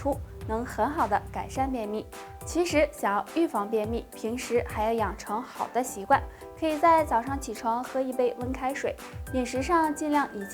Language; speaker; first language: Chinese; native; Chinese